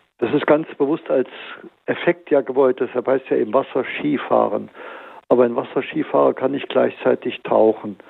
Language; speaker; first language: German; native; German